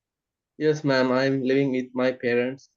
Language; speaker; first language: English; non-native, learner; Sinhala